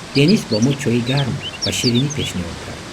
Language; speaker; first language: Persian; native; Persian